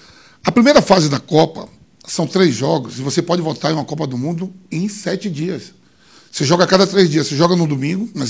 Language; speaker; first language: Portuguese; native; Portuguese